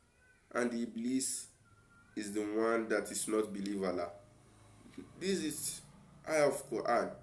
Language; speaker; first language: English; non-native, local second language; Yoruba